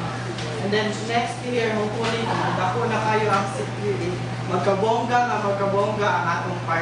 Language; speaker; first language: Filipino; non-native, local second language; Cebuano